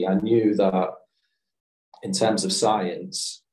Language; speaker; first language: English; native; English